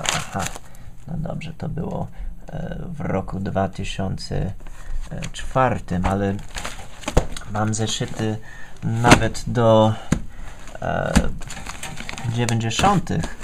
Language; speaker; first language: Polish; non-native, fluent; English